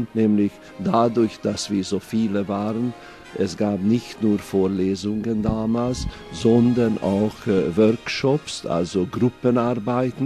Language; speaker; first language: German; non-native, fluent; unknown